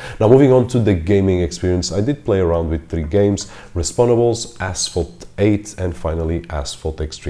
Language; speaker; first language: English; non-native, fluent; Portuguese